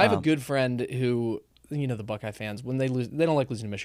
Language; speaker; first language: English; native; English